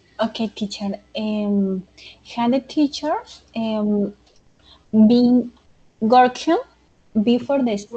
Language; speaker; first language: English; non-native, learner; Spanish